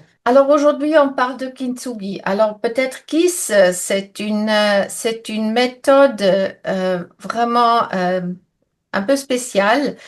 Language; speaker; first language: French; non-native, fluent; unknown